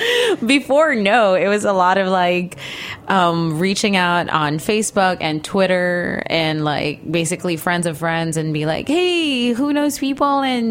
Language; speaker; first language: English; non-native, local second language; Filipino